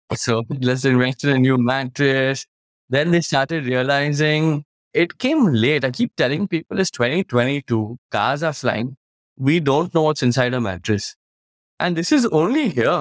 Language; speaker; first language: English; non-native, local second language; Hindi